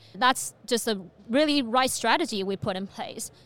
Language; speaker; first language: English; non-native, fluent; Chinese